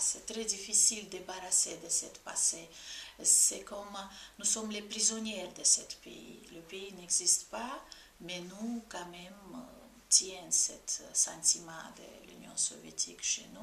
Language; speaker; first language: French; non-native, fluent; Georgian